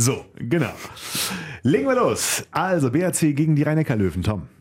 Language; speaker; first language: German; native; German